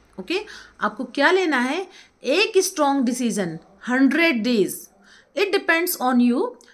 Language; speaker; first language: Hindi; native; Hindi